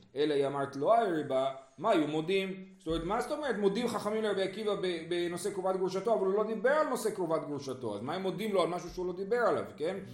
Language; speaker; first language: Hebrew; native; Hebrew